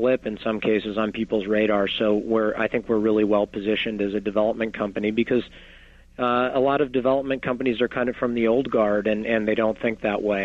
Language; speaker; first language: English; native; English